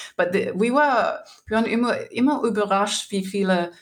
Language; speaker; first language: German; non-native, learner; English